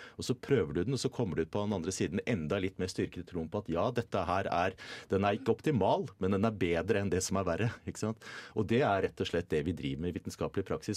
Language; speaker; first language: Norwegian; native; Norwegian